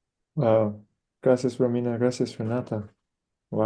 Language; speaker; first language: Spanish; non-native, fluent; English